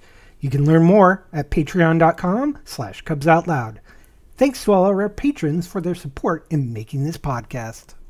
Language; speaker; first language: English; native; English